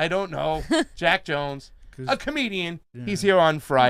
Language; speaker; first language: English; native; English